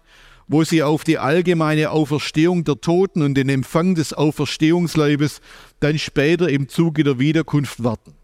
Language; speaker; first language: German; native; German